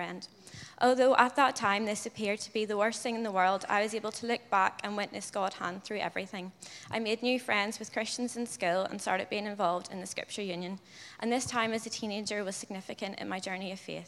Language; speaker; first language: English; native; English